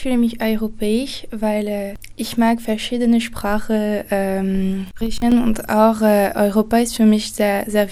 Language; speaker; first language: German; non-native, learner; French